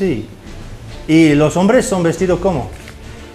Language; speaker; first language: Spanish; non-native, fluent; English